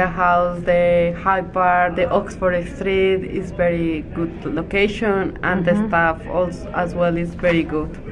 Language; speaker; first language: English; non-native, learner; Spanish